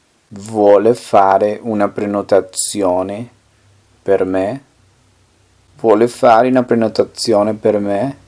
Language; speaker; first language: Italian; non-native, fluent; Spanish